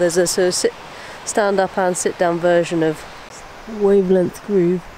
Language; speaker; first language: English; native; English